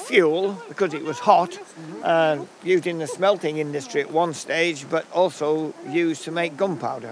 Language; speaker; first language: English; native; English